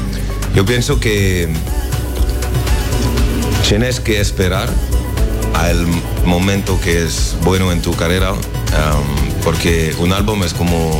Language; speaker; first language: Spanish; non-native, learner; French